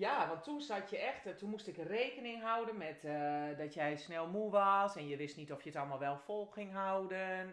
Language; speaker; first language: Dutch; native; Dutch